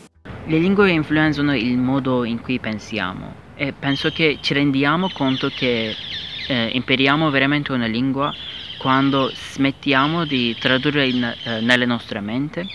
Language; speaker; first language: Italian; non-native, learner; Turkish